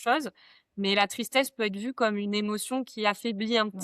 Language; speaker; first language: French; native; French